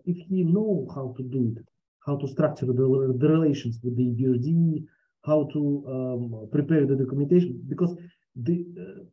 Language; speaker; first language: English; non-native, fluent; Russian